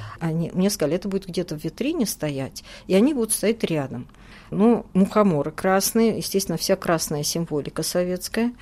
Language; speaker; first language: Russian; native; Russian